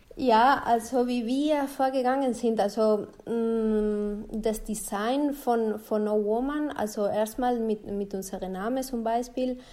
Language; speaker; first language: German; non-native, fluent; Spanish